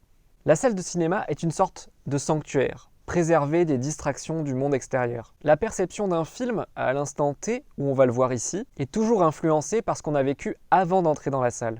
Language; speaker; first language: French; native; French